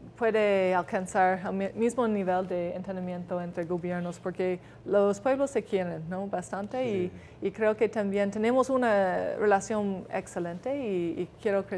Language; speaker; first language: Spanish; non-native, fluent; English